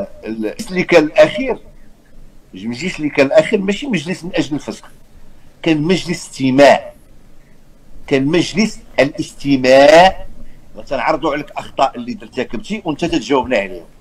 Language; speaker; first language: Arabic; native; Arabic